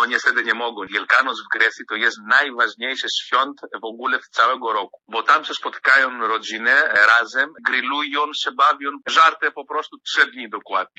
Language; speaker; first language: Polish; non-native, fluent; Greek